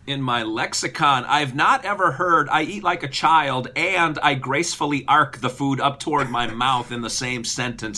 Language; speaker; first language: English; native; English